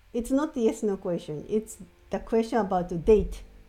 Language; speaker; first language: English; non-native, fluent; Japanese